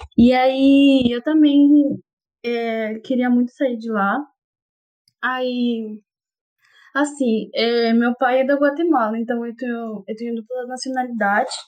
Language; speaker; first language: Portuguese; non-native, fluent; Spanish